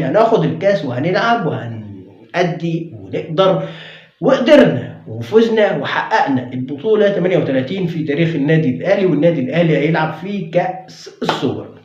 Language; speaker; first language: Arabic; native; Arabic